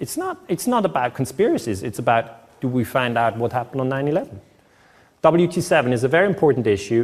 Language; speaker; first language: English; non-native, fluent; German